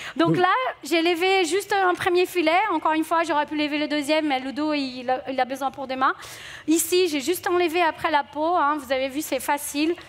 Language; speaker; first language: French; non-native, fluent; Portuguese